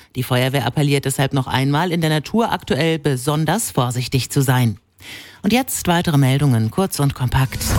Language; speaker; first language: German; native; German